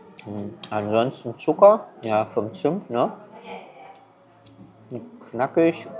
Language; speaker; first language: German; non-native, fluent; Chinese